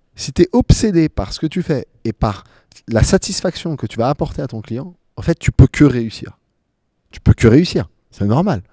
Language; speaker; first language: French; native; French